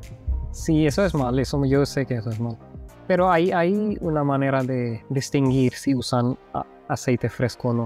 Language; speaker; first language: Spanish; non-native, fluent; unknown